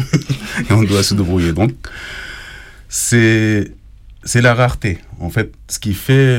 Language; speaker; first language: French; non-native, fluent; Arabic